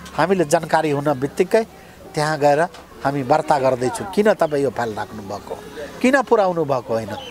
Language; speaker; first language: Nepali; non-native, local second language; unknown